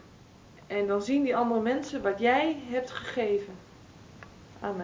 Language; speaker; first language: Dutch; native; Dutch